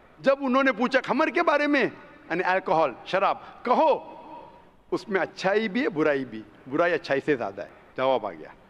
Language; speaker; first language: Hindi; non-native, local second language; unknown